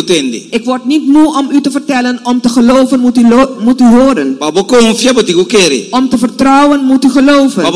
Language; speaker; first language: Dutch; non-native, fluent; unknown